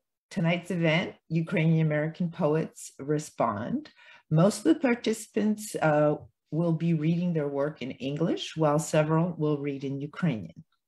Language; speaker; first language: English; early bilingual, other home language; Ukrainian